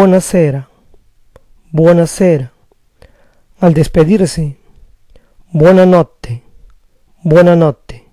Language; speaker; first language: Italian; non-native, learner; Spanish